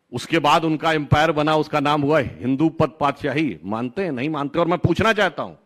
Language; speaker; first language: Hindi; native; Hindi